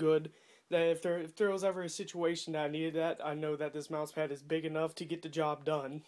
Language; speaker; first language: English; native; English